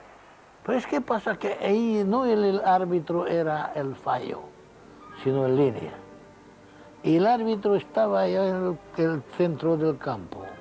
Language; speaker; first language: Spanish; non-native, fluent; Hungarian